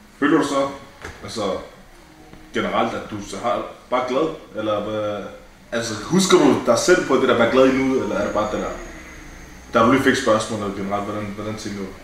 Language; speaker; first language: Danish; early bilingual, other home language; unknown